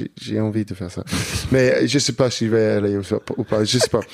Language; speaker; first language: French; non-native, learner; English